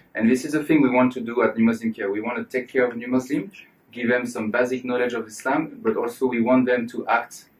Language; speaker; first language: English; non-native, fluent; French